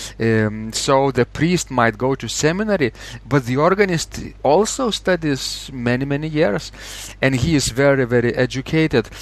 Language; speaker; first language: English; non-native, fluent; Lithuanian